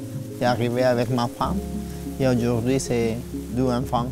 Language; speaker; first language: French; non-native, learner; Spanish